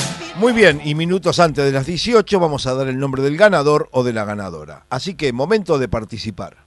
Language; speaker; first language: Spanish; native; Spanish